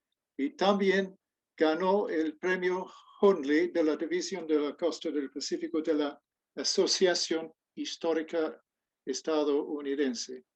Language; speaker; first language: Spanish; non-native, fluent; English